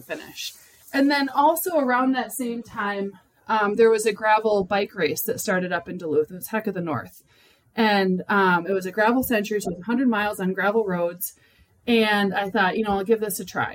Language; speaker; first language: English; native; English